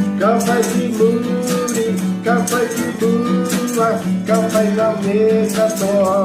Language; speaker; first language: Māori; non-native, local second language; English